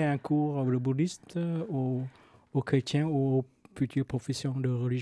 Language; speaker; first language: French; non-native, fluent; Vietnamese